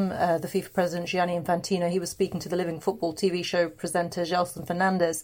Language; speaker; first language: English; native; English